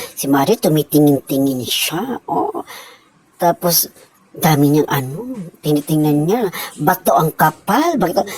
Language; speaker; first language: Filipino; non-native, local second language; Cebuano